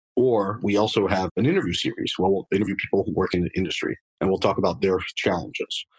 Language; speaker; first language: English; non-native, fluent; French